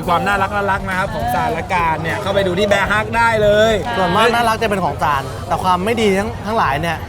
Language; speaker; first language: Thai; native; Thai